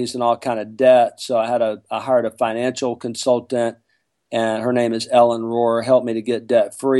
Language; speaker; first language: English; native; English